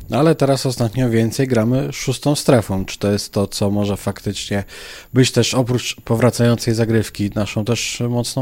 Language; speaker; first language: Polish; native; Polish